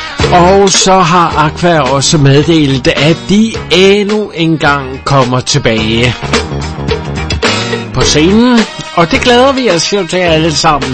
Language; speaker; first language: Danish; native; Danish